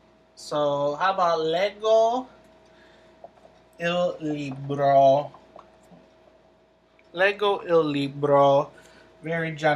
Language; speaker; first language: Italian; non-native, fluent; English